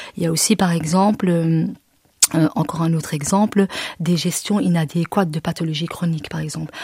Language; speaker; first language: French; early bilingual, other home language; Arabic